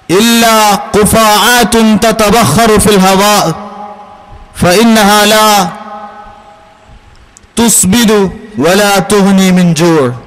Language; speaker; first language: Arabic; non-native, fluent; Malayalam